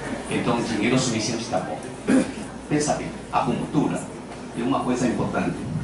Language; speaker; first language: Portuguese; non-native, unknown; Chinese